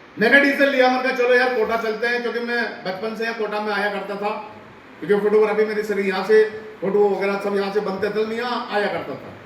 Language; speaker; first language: Hindi; non-native, local second language; Rajasthani